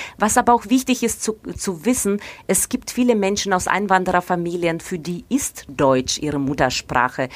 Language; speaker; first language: German; non-native, fluent; Russian